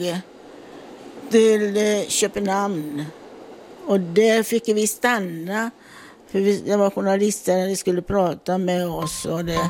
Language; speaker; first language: Swedish; non-native, fluent; Italian